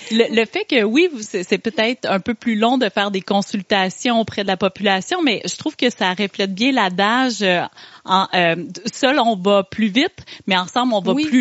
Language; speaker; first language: French; native; French